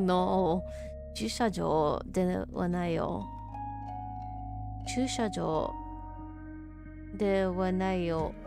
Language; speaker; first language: Japanese; non-native, learner; English